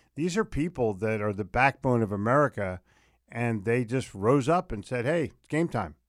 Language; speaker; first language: English; native; English